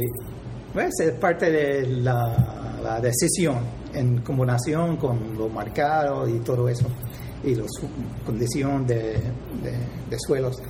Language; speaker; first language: Spanish; non-native, fluent; English